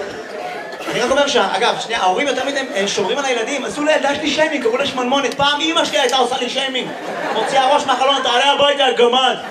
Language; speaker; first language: Hebrew; native; Hebrew